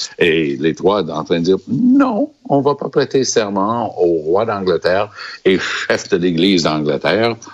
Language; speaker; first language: French; native; French